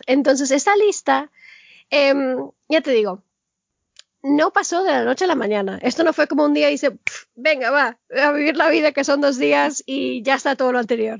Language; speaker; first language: Spanish; early bilingual, heritage; Spanish